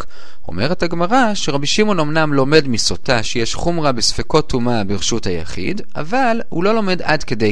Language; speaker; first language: Hebrew; native; Hebrew